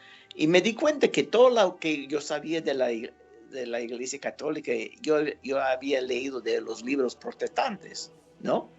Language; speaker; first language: Spanish; non-native, fluent; English